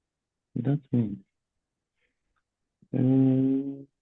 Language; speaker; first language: English; non-native, learner; Portuguese